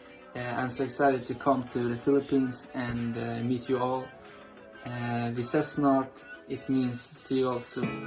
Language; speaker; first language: English; non-native, fluent; Swedish